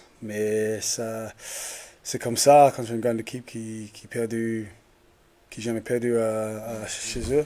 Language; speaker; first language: French; non-native, learner; English